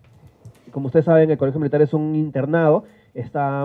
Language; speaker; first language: Spanish; native; Spanish